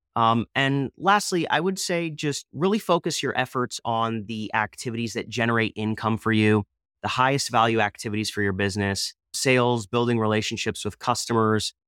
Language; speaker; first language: English; native; English